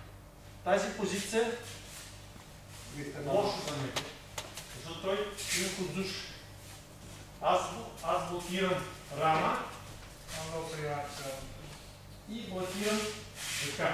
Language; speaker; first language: Bulgarian; non-native, learner; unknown